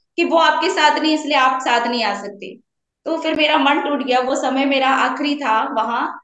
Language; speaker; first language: Hindi; native; Hindi